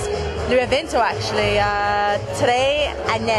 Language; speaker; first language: Italian; non-native, fluent; English